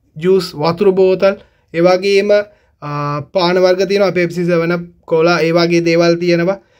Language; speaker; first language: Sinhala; non-native, local second language; Tamil